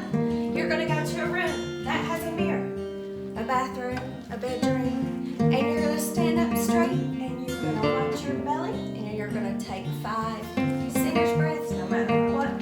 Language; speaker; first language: English; native; English